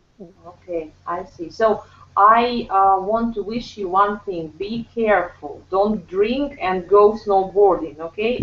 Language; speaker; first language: English; non-native, fluent; Russian